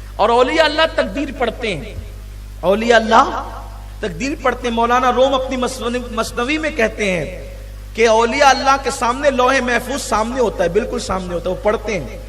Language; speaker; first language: Urdu; native; Urdu